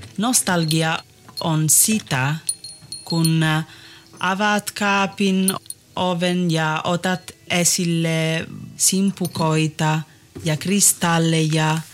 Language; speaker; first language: Finnish; non-native, learner; Italian